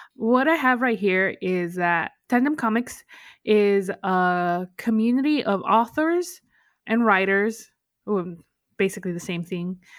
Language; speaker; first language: English; native; English